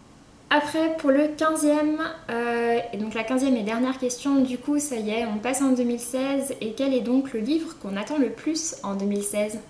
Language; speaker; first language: French; native; French